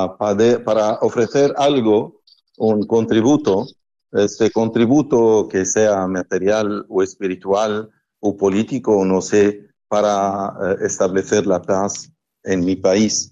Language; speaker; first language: Spanish; non-native, fluent; Arabic